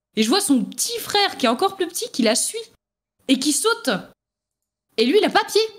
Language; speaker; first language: French; native; French